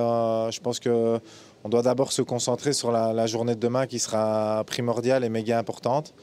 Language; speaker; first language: French; native; French